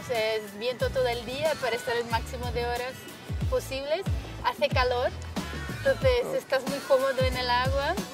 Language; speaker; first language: Spanish; non-native, fluent; Portuguese